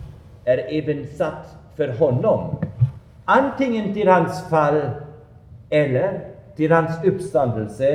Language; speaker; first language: Swedish; non-native, fluent; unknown